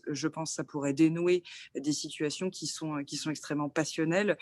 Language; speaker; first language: French; native; French